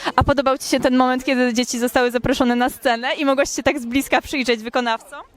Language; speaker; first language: Polish; native; Polish